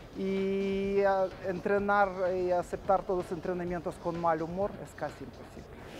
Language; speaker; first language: Spanish; non-native, fluent; Ukrainian